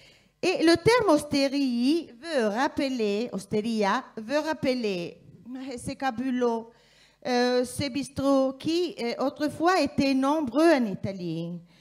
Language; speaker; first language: French; non-native, fluent; Italian